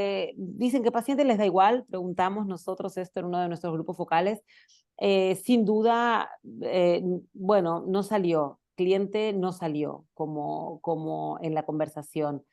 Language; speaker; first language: Spanish; native; Spanish